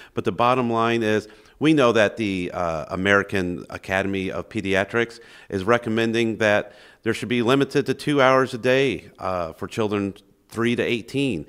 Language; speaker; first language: English; native; English